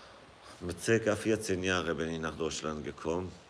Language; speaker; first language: German; non-native, fluent; Kurdish